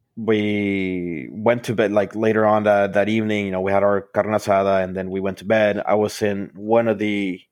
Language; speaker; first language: English; early bilingual, other home language; Spanish